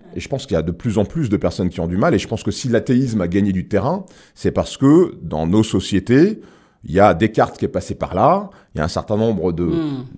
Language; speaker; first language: French; native; French